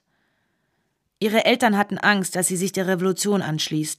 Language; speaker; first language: German; native; German